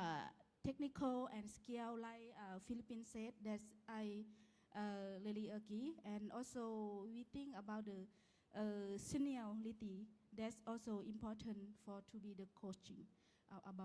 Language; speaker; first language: English; non-native, learner; Lao